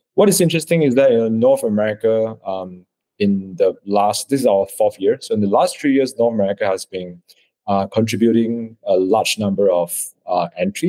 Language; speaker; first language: English; non-native, local second language; Chinese